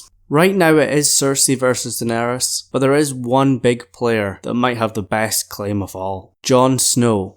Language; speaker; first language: English; native; English